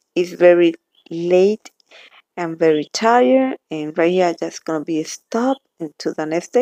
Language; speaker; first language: English; non-native, learner; Spanish